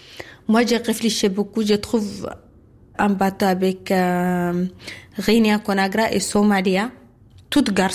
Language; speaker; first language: French; non-native, learner; Arabic